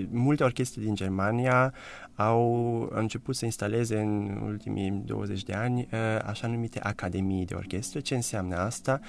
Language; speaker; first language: Romanian; early bilingual, heritage; Romanian